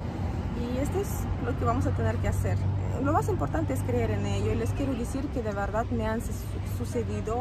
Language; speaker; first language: Spanish; native; Spanish